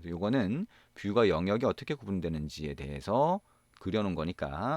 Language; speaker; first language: Korean; native; Korean